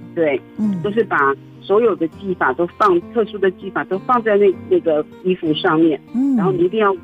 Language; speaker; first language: Chinese; native; Chinese